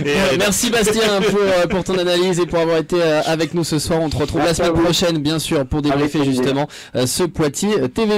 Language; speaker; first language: French; native; French